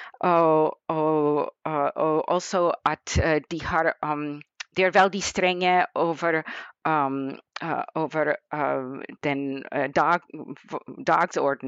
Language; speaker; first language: Norwegian; non-native, fluent; English